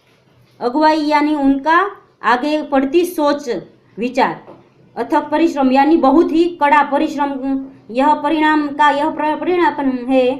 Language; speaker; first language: Hindi; non-native, local second language; Gujarati